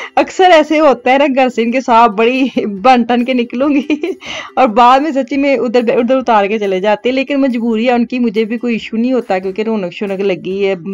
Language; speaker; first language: Urdu; non-native, local second language; Punjabi